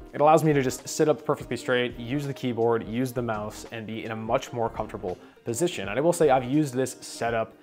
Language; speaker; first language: English; native; English